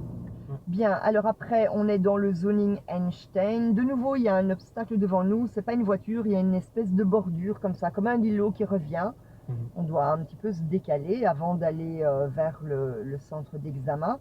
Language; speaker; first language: French; native; French